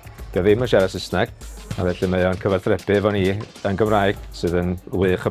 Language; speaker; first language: Welsh; native; Welsh